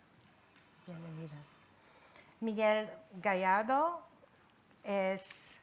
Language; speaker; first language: Spanish; non-native, fluent; English